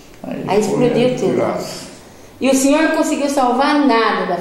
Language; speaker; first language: Portuguese; native; Portuguese